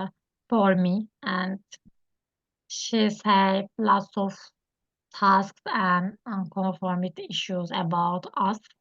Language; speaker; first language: English; non-native, learner; Turkish